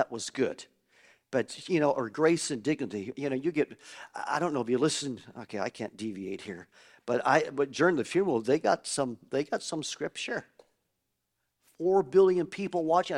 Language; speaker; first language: English; native; English